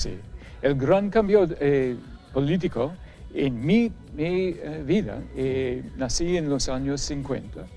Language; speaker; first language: Spanish; non-native, fluent; English